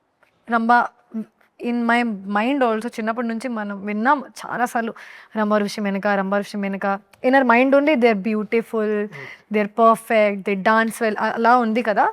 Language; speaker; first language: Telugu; non-native, learner; Hindi